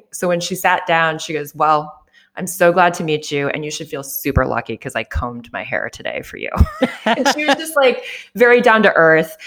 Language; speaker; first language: English; native; English